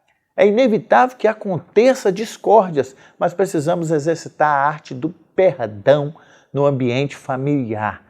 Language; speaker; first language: Portuguese; native; Portuguese